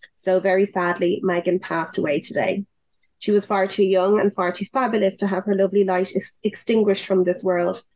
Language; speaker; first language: English; native; English